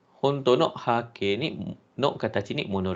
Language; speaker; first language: Japanese; non-native, fluent; Malay